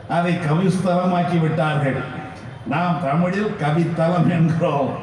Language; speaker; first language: Tamil; native; Tamil